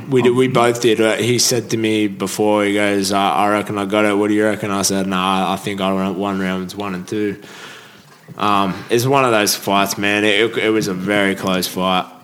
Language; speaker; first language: English; native; English